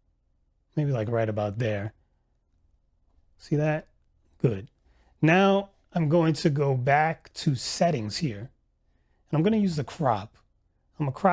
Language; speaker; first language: English; native; English